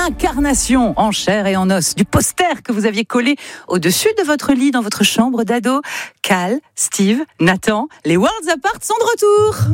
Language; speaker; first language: French; native; French